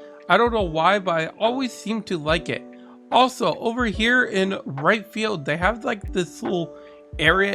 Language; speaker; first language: English; native; English